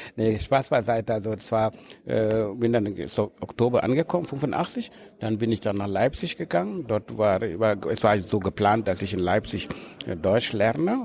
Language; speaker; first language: German; non-native, fluent; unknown